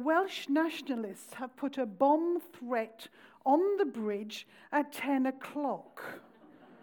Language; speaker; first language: English; native; English